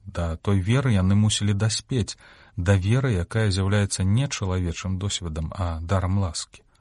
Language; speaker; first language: Belarusian; native; Belarusian